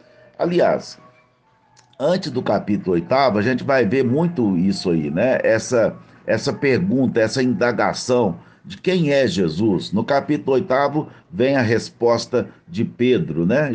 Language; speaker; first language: Portuguese; native; Portuguese